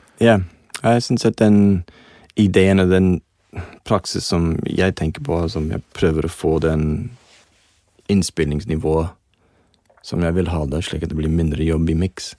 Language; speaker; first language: Norwegian; non-native, fluent; English